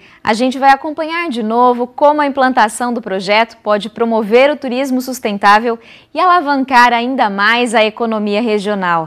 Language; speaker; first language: Portuguese; native; Portuguese